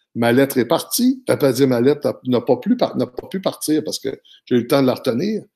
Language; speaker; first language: French; native; French